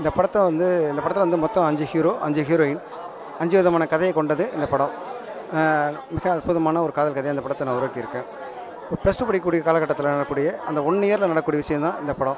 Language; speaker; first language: Tamil; native; Tamil